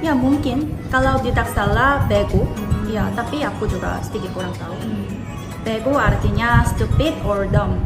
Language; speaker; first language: Indonesian; non-native, fluent; Korean